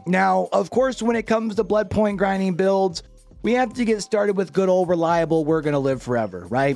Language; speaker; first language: English; native; English